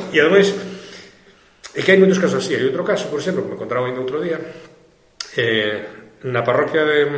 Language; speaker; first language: Spanish; non-native, local second language; Galician